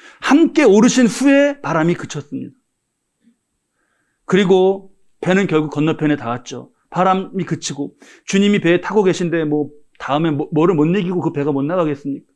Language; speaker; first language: Korean; native; Korean